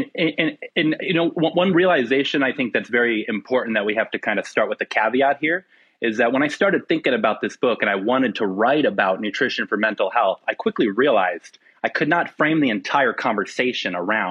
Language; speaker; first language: English; native; English